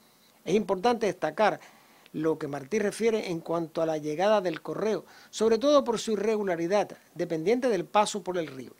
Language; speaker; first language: Spanish; native; Spanish